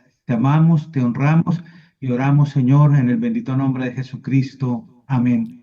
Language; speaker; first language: Spanish; native; Spanish